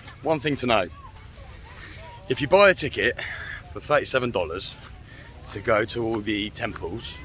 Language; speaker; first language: English; native; English